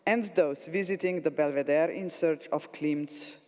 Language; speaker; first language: English; non-native, fluent; Slovenian